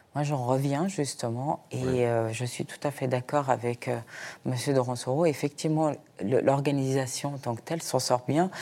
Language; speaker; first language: French; early bilingual, other home language; Persian